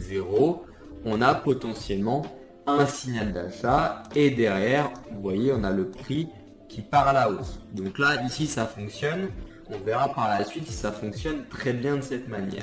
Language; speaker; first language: French; native; French